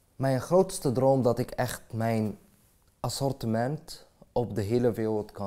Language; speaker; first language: Dutch; non-native, fluent; Arabic